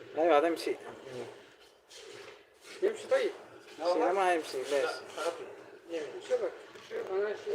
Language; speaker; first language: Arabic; non-native, learner; Malayalam